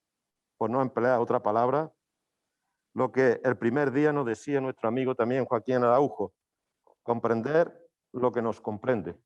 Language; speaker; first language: Spanish; native; Spanish